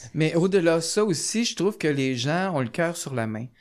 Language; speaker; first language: French; non-native, fluent; Spanish